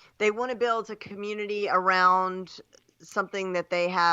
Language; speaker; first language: English; native; English